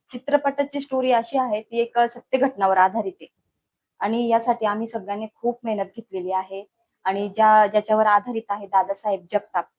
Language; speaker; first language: Marathi; native; Marathi